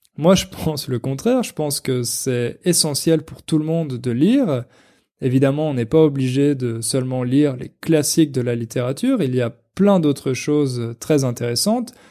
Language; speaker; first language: French; native; French